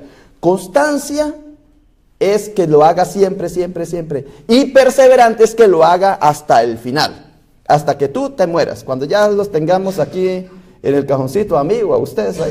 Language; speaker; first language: Spanish; native; Spanish